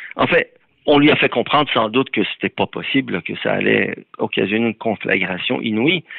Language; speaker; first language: French; early bilingual, other home language; Persian